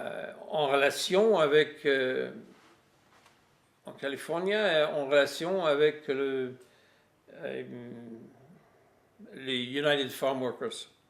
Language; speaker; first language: French; non-native, fluent; English